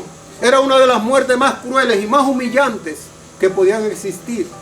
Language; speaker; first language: Spanish; native; Spanish